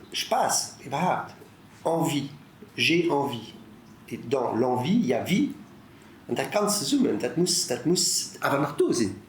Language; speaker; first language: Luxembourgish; early bilingual, other home language; Italian